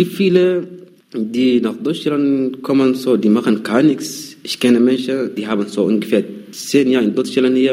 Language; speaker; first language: German; non-native, learner; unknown